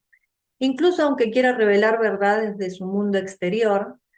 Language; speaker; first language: Spanish; native; Spanish